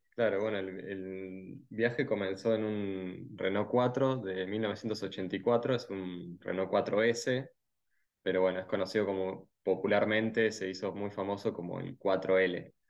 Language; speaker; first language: Spanish; native; Spanish